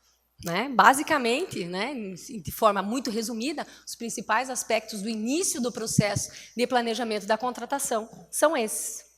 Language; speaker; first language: Portuguese; native; Portuguese